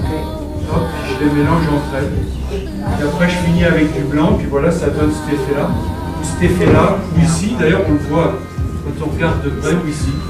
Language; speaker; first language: French; native; French